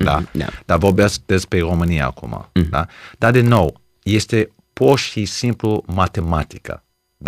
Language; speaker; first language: Romanian; early bilingual, heritage; Romanian